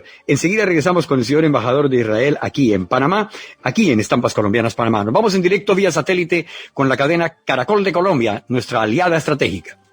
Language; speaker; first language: Spanish; native; Spanish